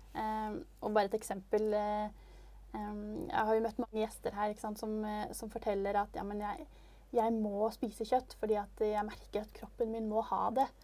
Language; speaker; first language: Norwegian; native; Norwegian